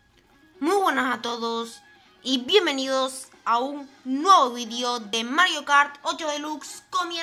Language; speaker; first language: Spanish; native; Spanish